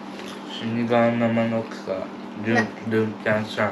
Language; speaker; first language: Japanese; early bilingual, other home language; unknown